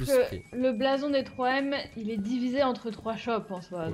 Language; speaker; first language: French; native; French